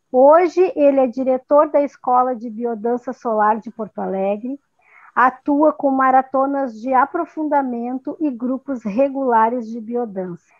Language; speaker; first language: Portuguese; native; Portuguese